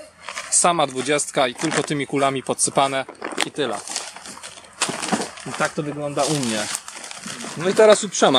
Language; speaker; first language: Polish; native; Polish